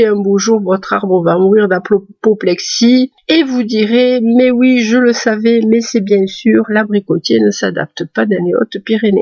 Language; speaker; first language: French; native; French